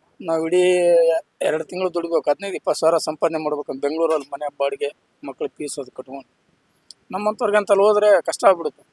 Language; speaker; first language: Kannada; native; Kannada